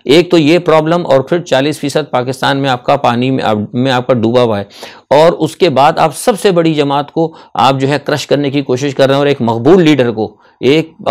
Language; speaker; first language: Urdu; native; Urdu